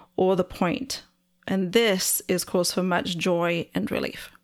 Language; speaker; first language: English; native; English